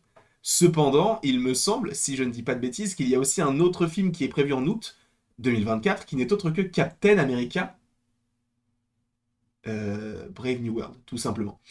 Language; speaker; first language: French; native; French